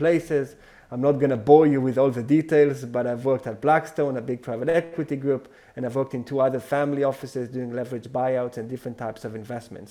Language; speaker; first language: English; non-native, fluent; Hebrew